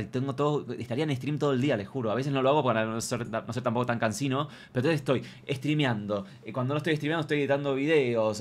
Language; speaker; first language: Spanish; native; Spanish